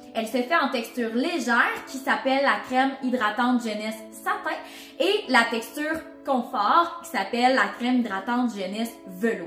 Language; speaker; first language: French; native; French